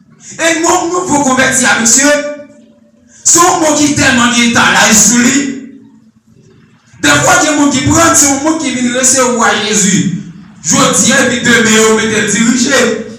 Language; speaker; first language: Haitian Creole; native; Haitian Creole